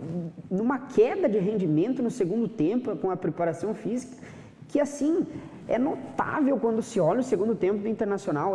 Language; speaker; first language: Portuguese; native; Portuguese